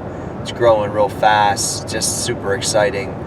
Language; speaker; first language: English; native; English